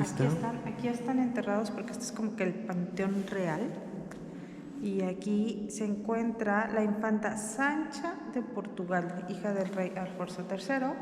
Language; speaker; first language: Spanish; native; Spanish